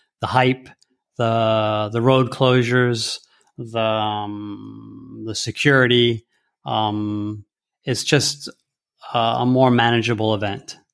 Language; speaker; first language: English; early bilingual, heritage; English